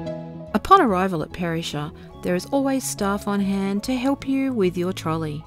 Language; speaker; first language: English; native; English